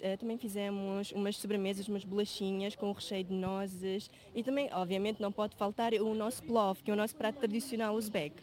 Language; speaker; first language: Portuguese; early bilingual, other home language; Uzbek